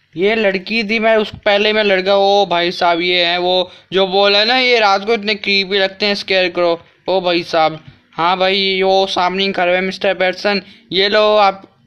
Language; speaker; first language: Hindi; native; Hindi